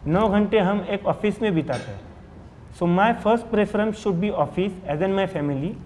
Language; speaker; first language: Hindi; non-native, local second language; Marathi